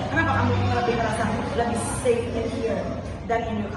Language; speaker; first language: Indonesian; native; Indonesian